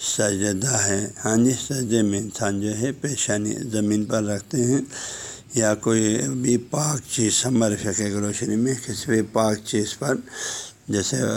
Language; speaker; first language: Urdu; non-native, local second language; Balti